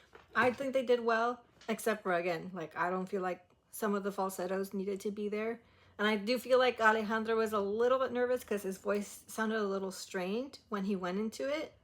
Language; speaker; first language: English; early bilingual, other home language; Spanish